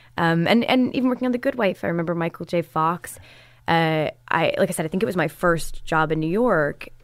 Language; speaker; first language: English; native; English